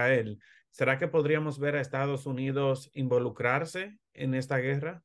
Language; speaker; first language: Spanish; early bilingual, heritage; Spanish